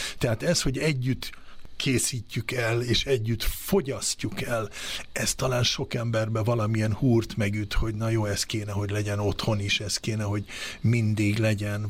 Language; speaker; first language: Hungarian; early bilingual, heritage; Swedish